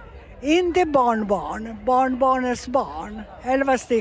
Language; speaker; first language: Swedish; non-native, learner; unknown